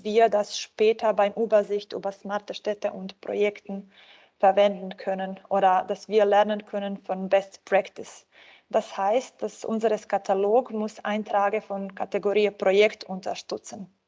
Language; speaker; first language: German; non-native, fluent; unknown